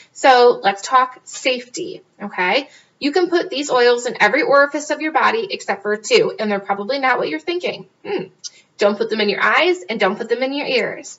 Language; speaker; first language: English; native; English